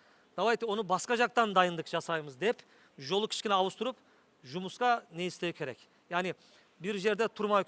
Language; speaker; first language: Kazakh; non-native, learner; Turkish